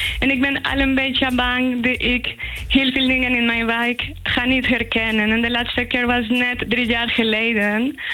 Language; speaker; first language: Dutch; non-native, fluent; Spanish